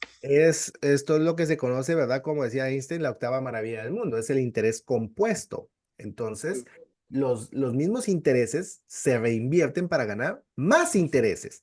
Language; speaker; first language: Spanish; native; Spanish